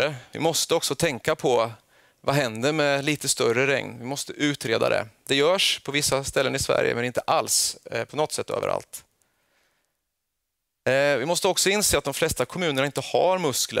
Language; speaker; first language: Swedish; native; Swedish